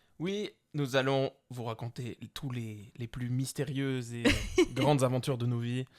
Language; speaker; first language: French; native; French